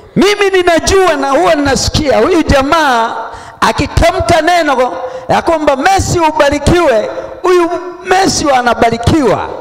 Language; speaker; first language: Swahili; non-native, local second language; Sukuma